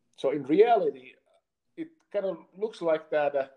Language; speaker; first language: English; non-native, fluent; Finnish